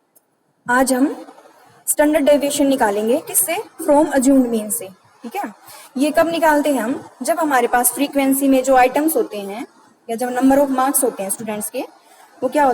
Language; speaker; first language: Hindi; native; Hindi